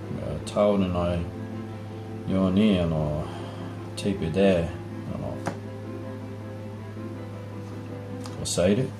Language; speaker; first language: Japanese; non-native, learner; English